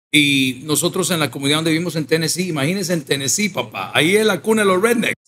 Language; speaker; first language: Spanish; native; Spanish